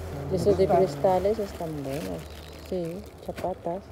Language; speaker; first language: Spanish; non-native, learner; Filipino